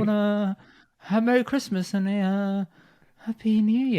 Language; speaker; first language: English; early bilingual, other home language; Punjabi